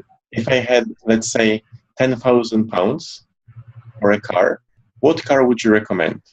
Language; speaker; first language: English; non-native, fluent; Polish